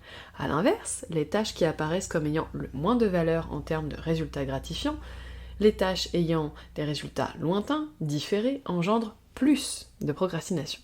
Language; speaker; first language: French; native; French